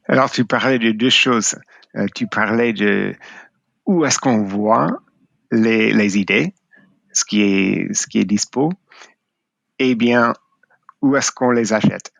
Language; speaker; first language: French; non-native, fluent; English